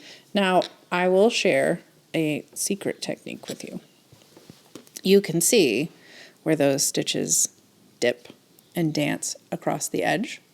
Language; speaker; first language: English; native; English